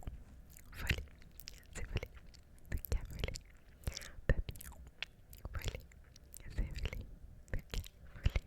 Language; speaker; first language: French; native; French